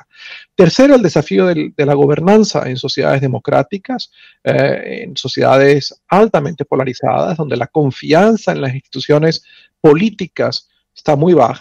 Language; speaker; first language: Spanish; native; Spanish